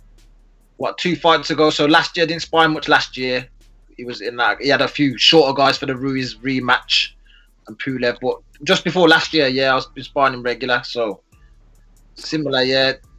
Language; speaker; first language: English; native; English